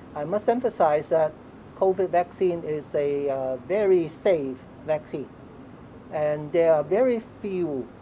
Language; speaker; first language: English; non-native, local second language; Chinese